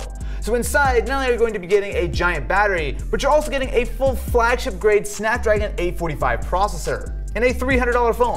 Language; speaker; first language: English; native; English